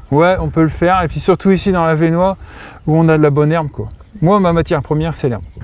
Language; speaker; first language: French; native; French